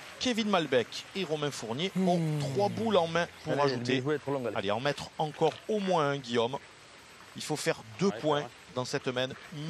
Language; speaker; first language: French; native; French